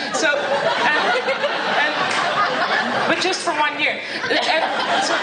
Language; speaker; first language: English; non-native, fluent; Dutch